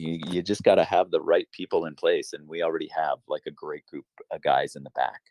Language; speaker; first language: English; native; English